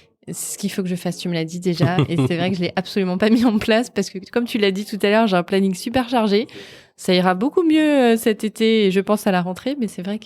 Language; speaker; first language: French; native; French